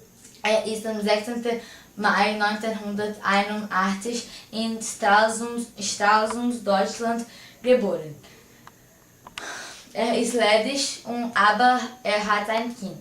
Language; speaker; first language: German; non-native, learner; Portuguese